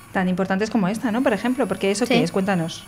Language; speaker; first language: Spanish; native; Spanish